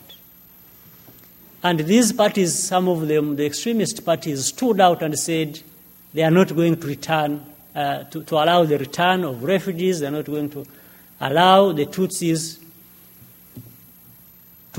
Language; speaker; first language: English; non-native, local second language; Kinyarwanda